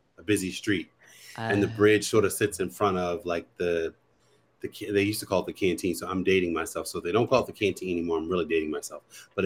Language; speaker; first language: English; native; English